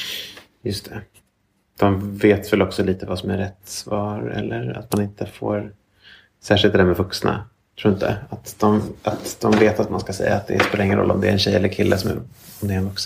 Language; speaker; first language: Swedish; native; Swedish